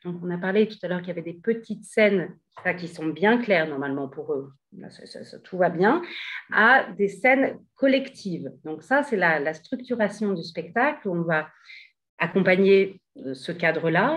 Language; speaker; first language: French; native; French